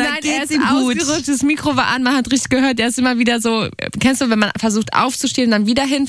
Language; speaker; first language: German; native; German